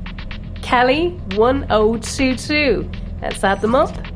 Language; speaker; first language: English; native; English